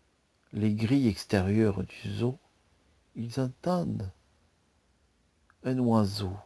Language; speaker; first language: French; native; French